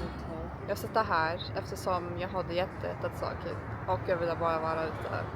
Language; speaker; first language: Swedish; non-native, learner; Turkish